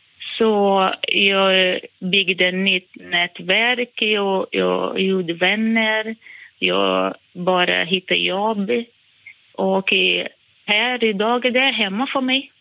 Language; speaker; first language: Swedish; non-native, fluent; Portuguese